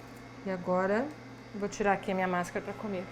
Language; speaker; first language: Portuguese; native; Portuguese